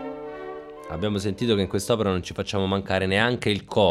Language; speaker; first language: Italian; native; Italian